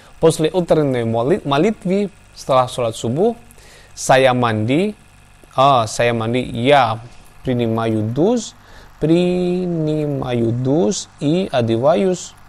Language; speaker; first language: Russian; non-native, learner; Javanese